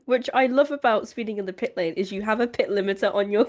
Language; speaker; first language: English; native; English